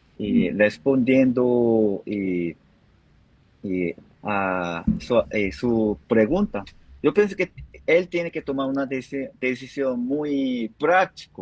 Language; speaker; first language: Spanish; non-native, fluent; Korean